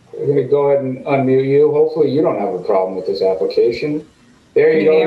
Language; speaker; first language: English; native; English